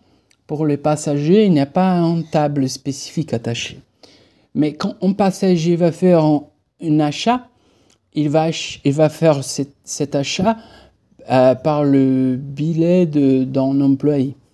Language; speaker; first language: French; non-native, fluent; Portuguese